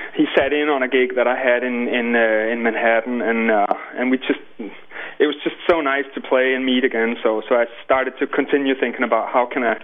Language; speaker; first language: English; non-native, fluent; Danish